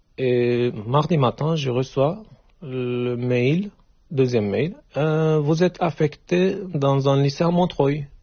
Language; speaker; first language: French; non-native, learner; Turkish